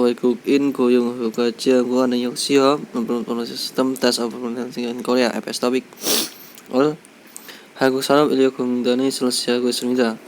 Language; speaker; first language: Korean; non-native, learner; Indonesian